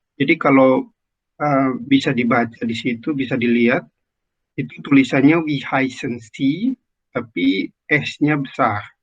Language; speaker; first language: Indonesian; native; Indonesian